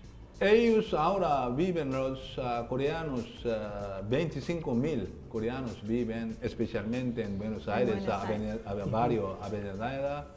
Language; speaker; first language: Spanish; non-native, learner; Korean